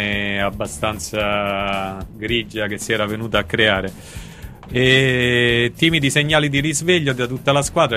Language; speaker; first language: Italian; native; Italian